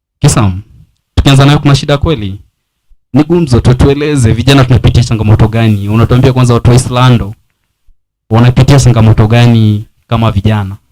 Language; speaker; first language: Swahili; non-native, local second language; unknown